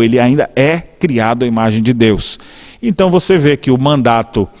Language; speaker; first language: Portuguese; native; Portuguese